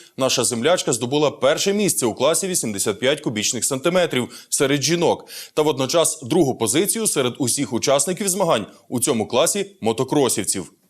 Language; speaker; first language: Ukrainian; native; Ukrainian